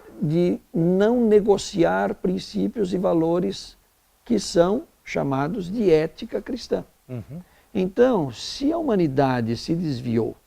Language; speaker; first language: Portuguese; native; Portuguese